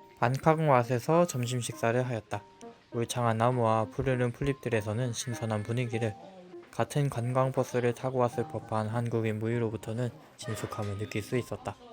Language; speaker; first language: Korean; native; Korean